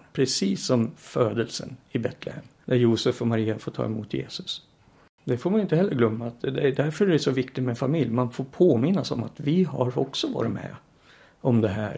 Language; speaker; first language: Swedish; native; Swedish